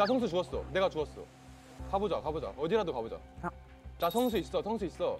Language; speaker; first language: Korean; native; Korean